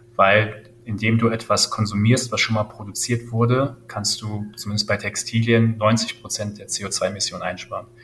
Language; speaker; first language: German; native; German